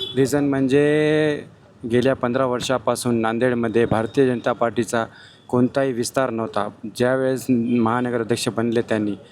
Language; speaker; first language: Marathi; non-native, local second language; Hindi